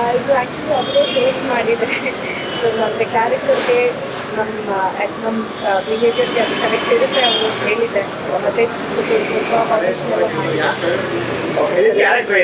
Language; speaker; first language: Kannada; non-native, local second language; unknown